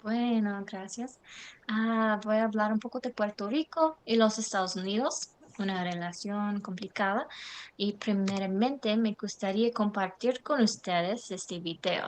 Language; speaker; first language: Spanish; non-native, learner; English